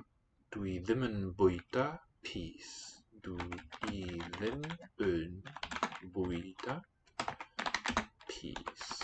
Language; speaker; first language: Welsh; non-native, learner; English